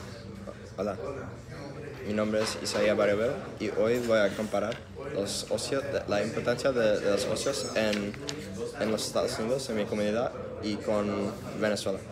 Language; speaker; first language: Spanish; non-native, learner; English